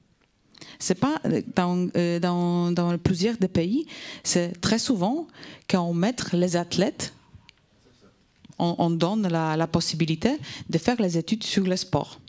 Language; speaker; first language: French; non-native, fluent; Polish